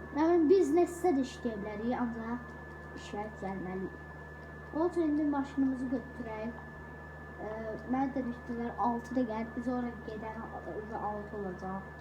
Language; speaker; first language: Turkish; non-native, learner; Azerbaijani